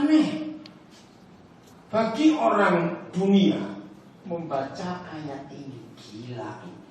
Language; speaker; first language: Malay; non-native, local second language; Javanese